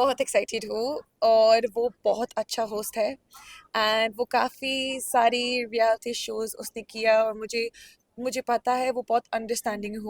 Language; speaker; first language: Hindi; non-native, learner; Punjabi